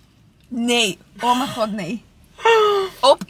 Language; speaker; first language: Dutch; non-native, learner; Italian